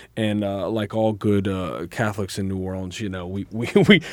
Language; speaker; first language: English; native; English